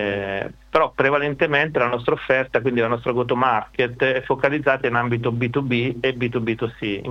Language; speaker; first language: Italian; native; Italian